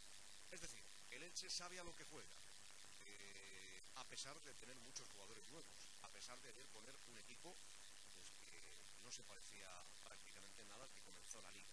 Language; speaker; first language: Spanish; native; Spanish